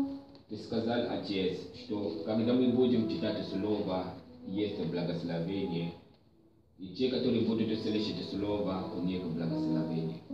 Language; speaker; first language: Russian; non-native, fluent; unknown